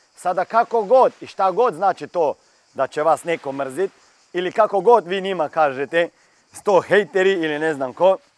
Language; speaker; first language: Croatian; early bilingual, heritage; Croatian